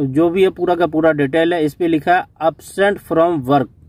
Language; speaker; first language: Hindi; native; Hindi